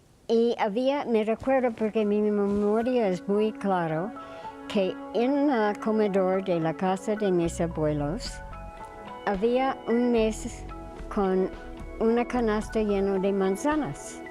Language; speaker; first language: Spanish; non-native, fluent; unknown